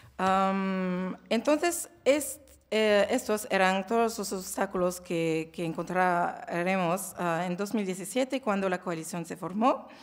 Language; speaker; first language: Spanish; non-native, learner; French